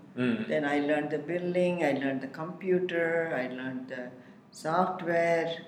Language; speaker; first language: English; non-native, local second language; Tamil